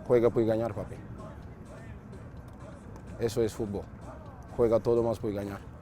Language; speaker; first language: Spanish; non-native, learner; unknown